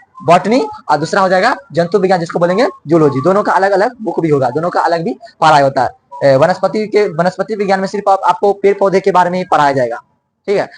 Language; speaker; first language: Hindi; native; Hindi